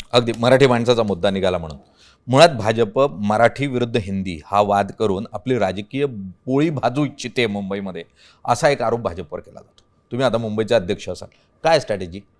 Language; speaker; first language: Marathi; native; Marathi